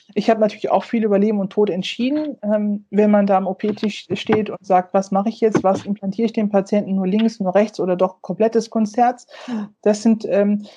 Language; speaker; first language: German; early bilingual, other home language; Turkish